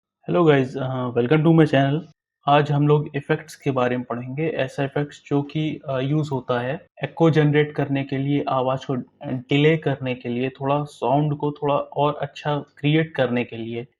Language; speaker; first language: Hindi; native; Hindi